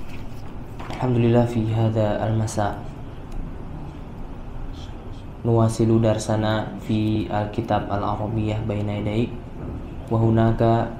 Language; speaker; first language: Arabic; non-native, learner; Indonesian